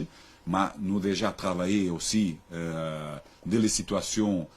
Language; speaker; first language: French; non-native, learner; Portuguese